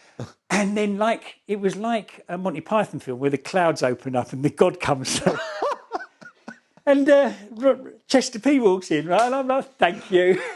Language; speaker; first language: English; native; English